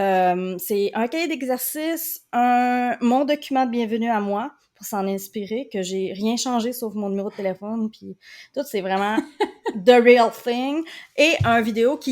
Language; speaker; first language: French; native; French